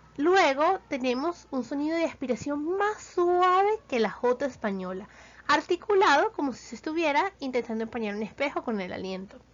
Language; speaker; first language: Spanish; native; Spanish